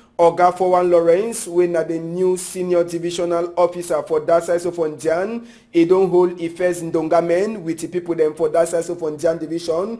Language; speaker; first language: Nigerian Pidgin; native; Nigerian Pidgin